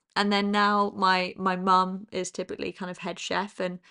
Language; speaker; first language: English; native; English